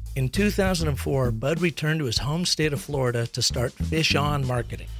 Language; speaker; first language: English; native; English